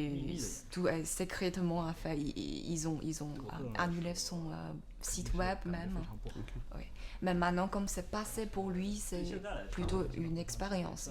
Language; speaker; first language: French; non-native, learner; Chinese